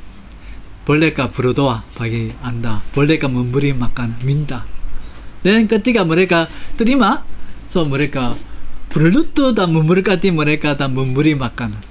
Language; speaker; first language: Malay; non-native, fluent; Korean